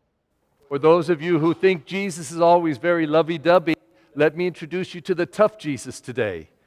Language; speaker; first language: English; native; English